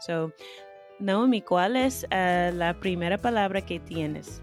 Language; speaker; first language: Spanish; non-native, fluent; English